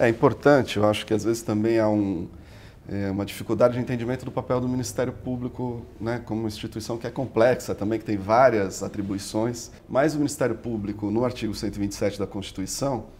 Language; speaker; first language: Portuguese; native; Portuguese